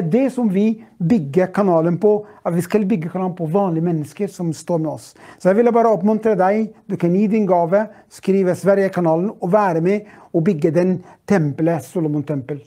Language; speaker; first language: Norwegian; non-native, fluent; Arabic